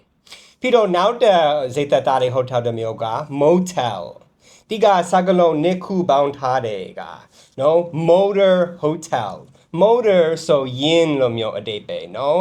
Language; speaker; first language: Burmese; non-native, fluent; English